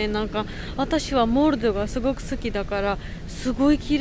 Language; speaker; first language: Japanese; non-native, learner; Georgian